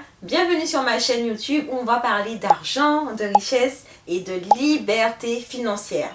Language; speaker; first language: French; native; French